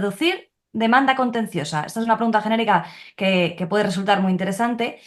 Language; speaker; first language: Spanish; native; Spanish